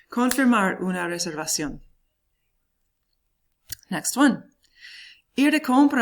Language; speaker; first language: Spanish; non-native, fluent; English